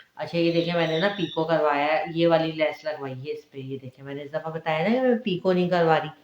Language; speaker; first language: Urdu; native; Urdu